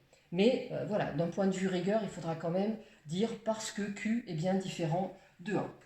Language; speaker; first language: French; native; French